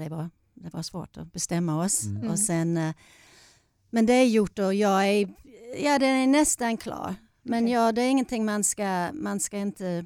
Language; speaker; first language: Swedish; non-native, fluent; English